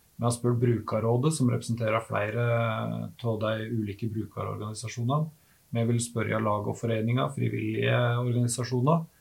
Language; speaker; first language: Norwegian; native; Norwegian